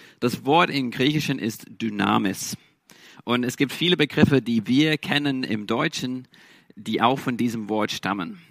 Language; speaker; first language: German; non-native, fluent; English